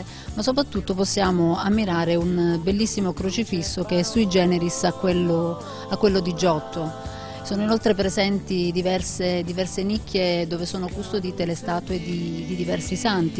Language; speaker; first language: Italian; native; Italian